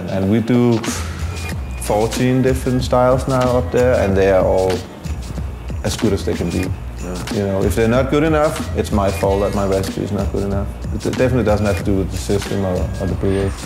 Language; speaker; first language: English; non-native, fluent; Danish